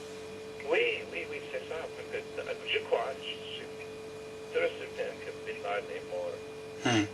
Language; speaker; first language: French; non-native, fluent; English